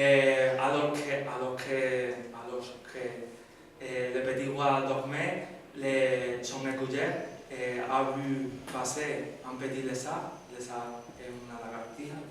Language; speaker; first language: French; non-native, learner; Spanish